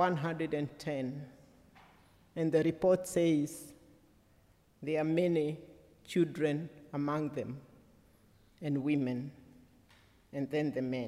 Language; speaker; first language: English; non-native, local second language; Kikuyu